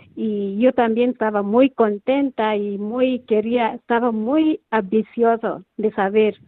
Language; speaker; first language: Spanish; non-native, learner; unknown